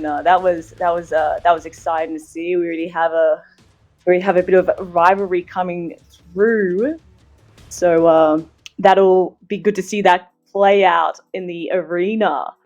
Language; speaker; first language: English; native; English